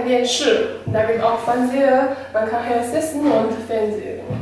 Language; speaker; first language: German; non-native, learner; Chinese